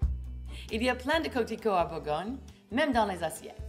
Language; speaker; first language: French; non-native, learner; English